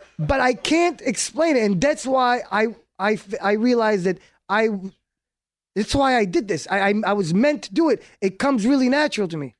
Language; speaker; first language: English; early bilingual, other home language; Hebrew